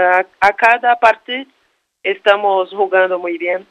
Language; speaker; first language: Spanish; non-native, learner; Portuguese